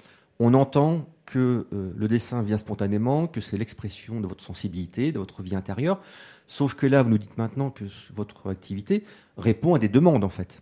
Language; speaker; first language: French; native; French